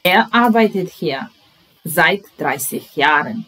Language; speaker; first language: German; non-native, fluent; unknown